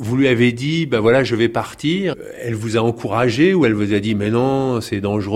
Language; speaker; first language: French; native; French